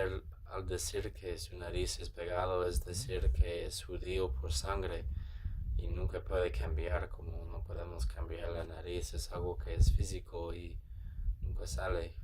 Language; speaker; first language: Spanish; non-native, learner; English